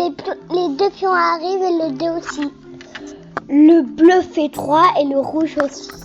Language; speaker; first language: French; native; French